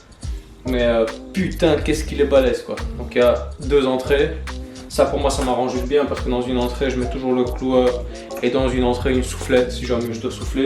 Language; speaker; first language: French; native; French